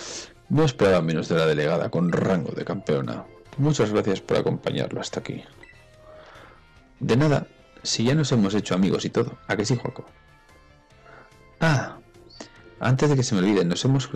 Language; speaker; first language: Spanish; native; Spanish